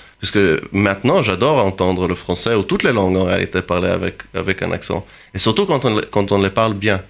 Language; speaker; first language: French; non-native, fluent; Hebrew